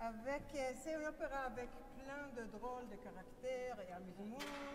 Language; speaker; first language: French; non-native, fluent; German